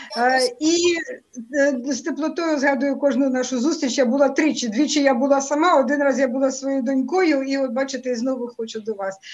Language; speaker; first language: Ukrainian; native; Ukrainian